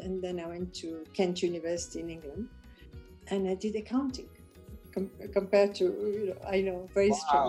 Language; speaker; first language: English; non-native, local second language; Kachhi